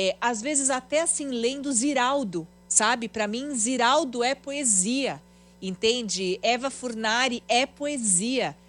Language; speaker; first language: Portuguese; native; Portuguese